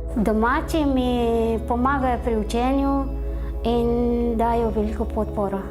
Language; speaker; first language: Slovenian; non-native, learner; Nepali